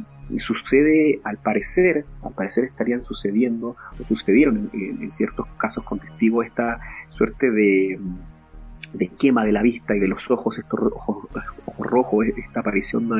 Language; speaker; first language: Spanish; native; Spanish